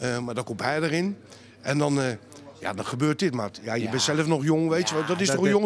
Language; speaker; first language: Dutch; native; Dutch